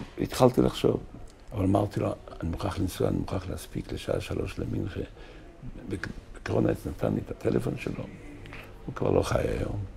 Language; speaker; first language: Hebrew; native; Hebrew